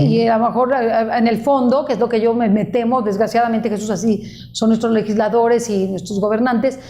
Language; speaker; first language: Spanish; native; Spanish